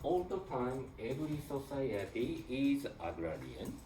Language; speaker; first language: English; non-native, learner; Japanese